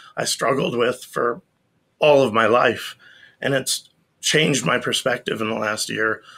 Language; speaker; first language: English; native; English